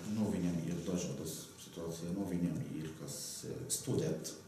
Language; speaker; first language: Latvian; non-native, learner; Arabic